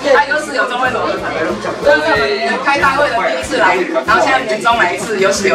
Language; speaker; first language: Chinese; native; Chinese